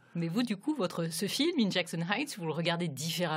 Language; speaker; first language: French; native; French